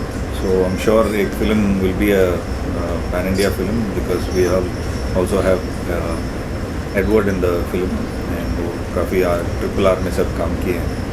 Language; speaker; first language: Hindi; non-native, local second language; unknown